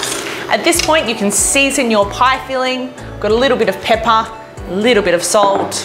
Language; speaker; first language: English; native; English